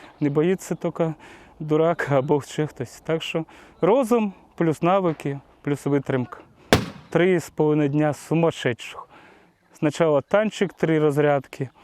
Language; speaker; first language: Ukrainian; non-native, local second language; Russian